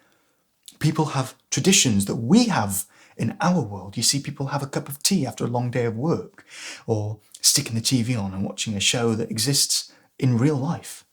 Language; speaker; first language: English; native; English